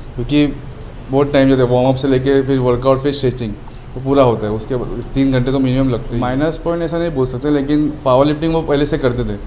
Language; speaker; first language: Hindi; non-native, local second language; Marathi